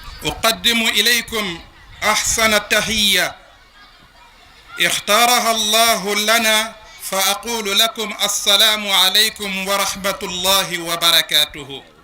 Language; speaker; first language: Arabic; non-native, fluent; Wolof